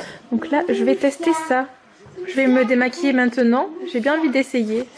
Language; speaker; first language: French; native; French